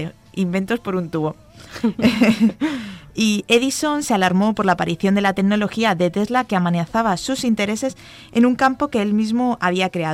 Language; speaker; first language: Spanish; native; Spanish